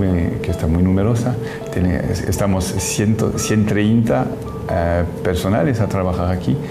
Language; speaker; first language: Spanish; non-native, fluent; French